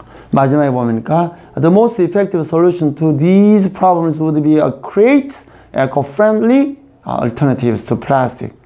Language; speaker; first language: English; non-native, fluent; Korean